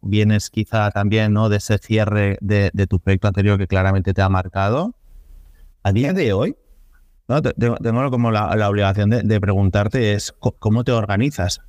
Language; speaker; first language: Spanish; native; Spanish